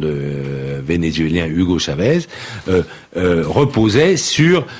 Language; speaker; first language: French; native; French